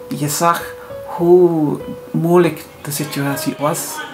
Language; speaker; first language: Dutch; non-native, local second language; French